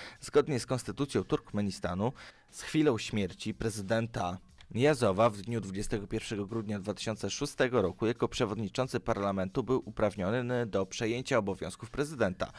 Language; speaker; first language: Polish; native; Polish